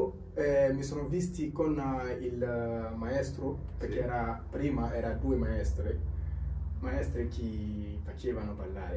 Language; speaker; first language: Italian; non-native, learner; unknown